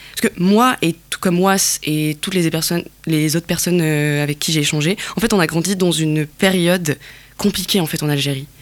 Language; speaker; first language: French; non-native, local second language; Kabyle